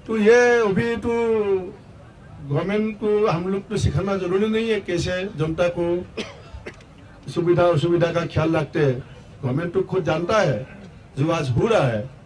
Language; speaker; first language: Hindi; non-native, local second language; Assamese